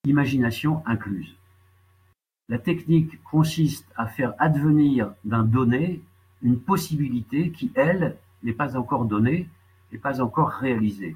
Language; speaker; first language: French; native; French